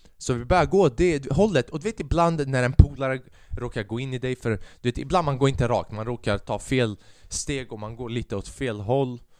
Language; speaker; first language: Swedish; early bilingual, other home language; Albanian